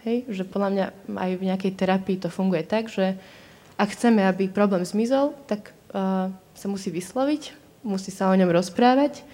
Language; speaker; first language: Slovak; non-native, local second language; Hungarian